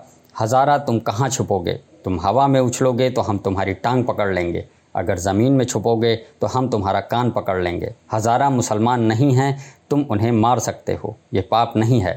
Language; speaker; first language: Hindi; native; Hindi